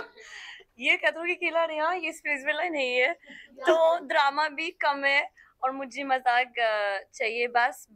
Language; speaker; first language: Hindi; non-native, learner; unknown